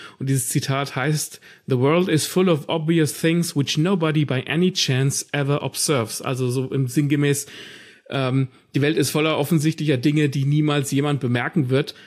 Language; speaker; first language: German; native; German